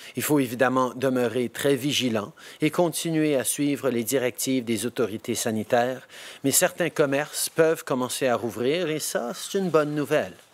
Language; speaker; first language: French; early bilingual, heritage; French